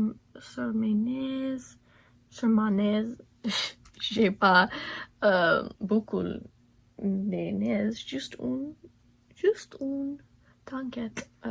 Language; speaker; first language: French; non-native, learner; English